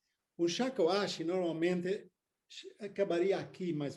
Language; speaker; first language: Portuguese; non-native, fluent; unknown